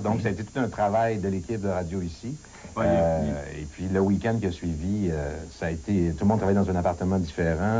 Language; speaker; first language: French; native; French